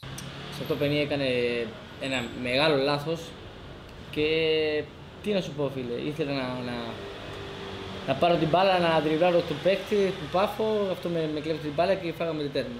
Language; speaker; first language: Greek; non-native, fluent; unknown